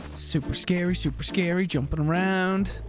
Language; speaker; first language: English; native; English